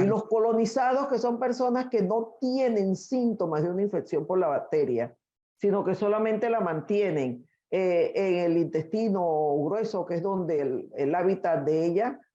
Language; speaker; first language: Spanish; native; Spanish